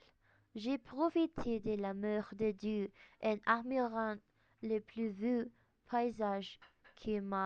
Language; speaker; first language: French; non-native, learner; Spanish